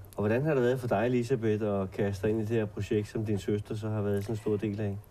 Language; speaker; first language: Danish; native; Danish